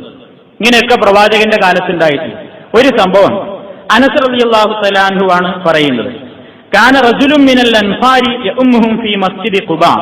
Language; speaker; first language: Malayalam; native; Malayalam